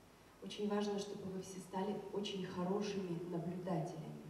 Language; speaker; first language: Russian; native; Russian